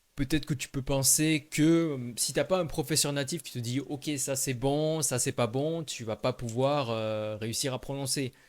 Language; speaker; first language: French; native; French